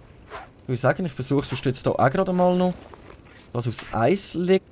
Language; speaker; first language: German; native; German